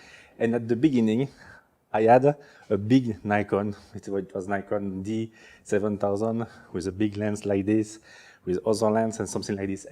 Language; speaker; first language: English; non-native, learner; French